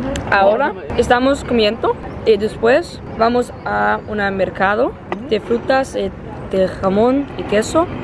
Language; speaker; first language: Spanish; non-native, learner; Danish